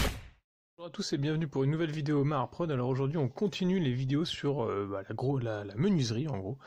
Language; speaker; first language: French; native; French